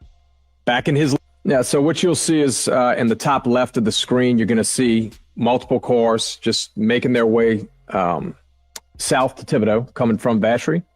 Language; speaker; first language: English; native; English